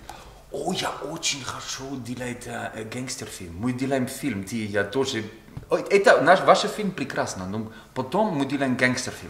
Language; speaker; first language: Russian; non-native, learner; German